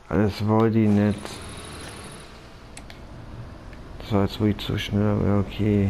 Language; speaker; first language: German; native; German